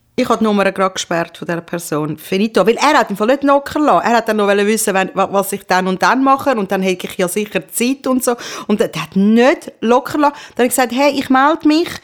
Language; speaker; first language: German; early bilingual, other home language; Persian